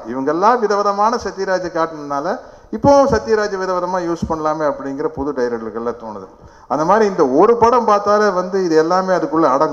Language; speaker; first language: Tamil; native; Tamil